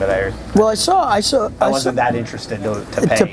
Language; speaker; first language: English; native; English